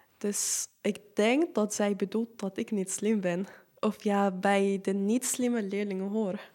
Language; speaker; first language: Dutch; non-native, fluent; Arabic